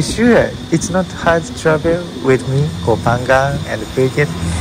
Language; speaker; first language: English; non-native, learner; Japanese